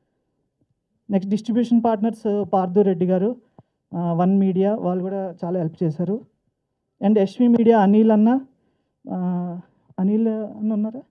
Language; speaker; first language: Telugu; native; Telugu